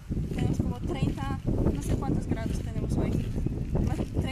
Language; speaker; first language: Spanish; non-native, fluent; Polish